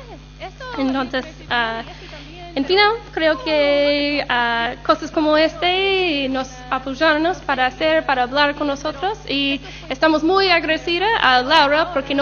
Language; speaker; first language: Spanish; non-native, learner; English